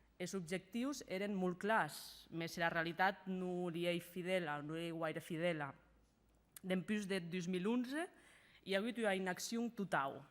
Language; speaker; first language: Occitan; native; Occitan